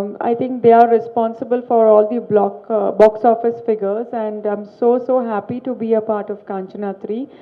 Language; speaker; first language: Telugu; non-native, learner; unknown